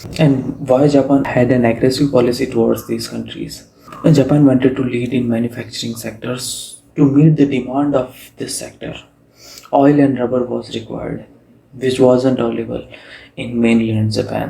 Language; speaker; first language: English; non-native, local second language; Hindi